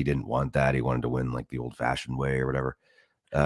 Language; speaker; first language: English; native; English